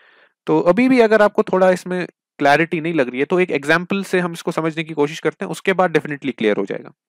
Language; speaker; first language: Hindi; non-native, local second language; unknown